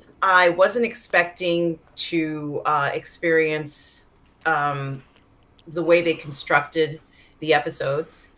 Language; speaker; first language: English; native; English